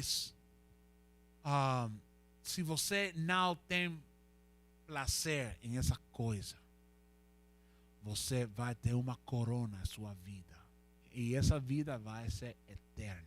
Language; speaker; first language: Portuguese; non-native, learner; Spanish